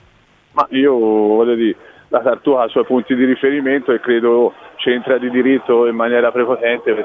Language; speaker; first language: Italian; native; Italian